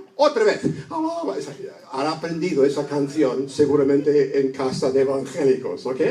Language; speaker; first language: Spanish; non-native, fluent; English